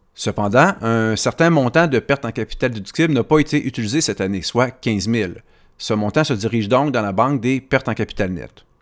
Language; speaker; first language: French; native; French